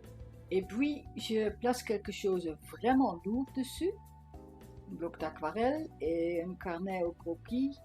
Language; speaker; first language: French; non-native, fluent; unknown